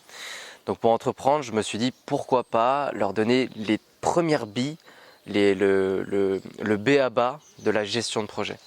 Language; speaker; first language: French; native; French